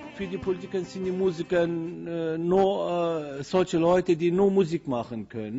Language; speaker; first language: German; non-native, fluent; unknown